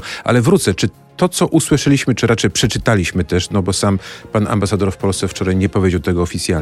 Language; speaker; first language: Polish; native; Polish